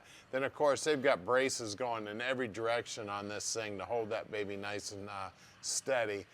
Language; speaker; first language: English; native; English